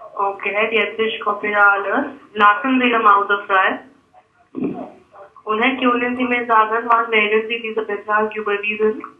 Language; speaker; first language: German; non-native, learner; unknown